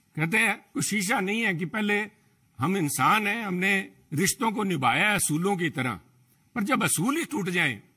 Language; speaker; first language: Hindi; native; Hindi